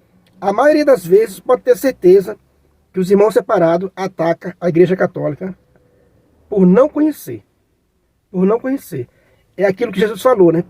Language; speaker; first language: Portuguese; native; Portuguese